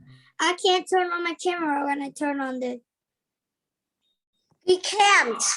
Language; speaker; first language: English; non-native, learner; Vietnamese